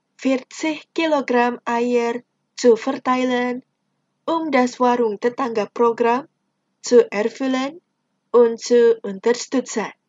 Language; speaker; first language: German; non-native, fluent; Indonesian